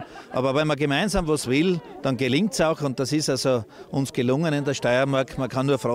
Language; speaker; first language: German; native; German